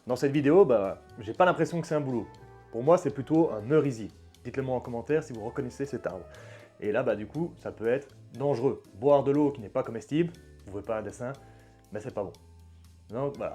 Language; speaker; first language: French; native; French